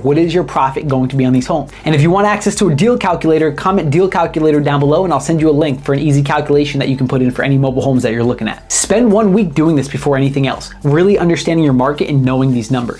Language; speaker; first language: English; native; English